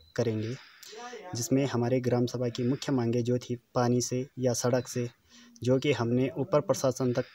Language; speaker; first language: Hindi; native; Hindi